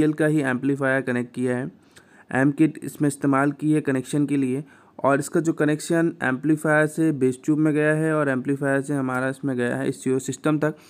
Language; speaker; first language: Hindi; native; Hindi